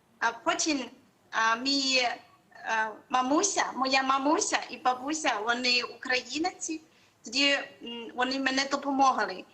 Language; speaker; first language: Ukrainian; non-native, learner; Chinese